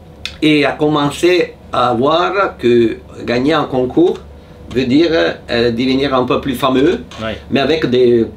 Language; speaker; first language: French; non-native, fluent; Italian